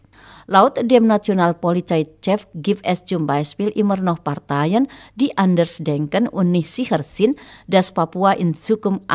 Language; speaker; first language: German; non-native, fluent; Indonesian